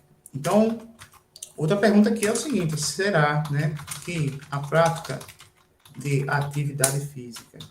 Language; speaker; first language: Portuguese; native; Portuguese